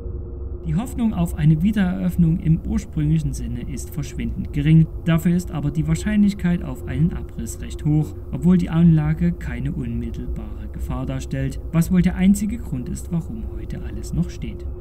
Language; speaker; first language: German; native; German